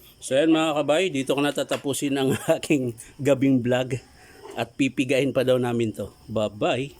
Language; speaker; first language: Filipino; non-native, local second language; Cebuano